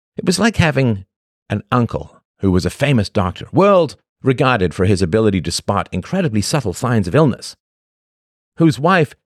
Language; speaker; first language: English; native; English